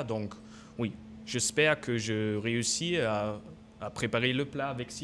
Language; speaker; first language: French; non-native, fluent; German